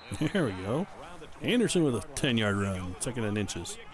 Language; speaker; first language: English; native; English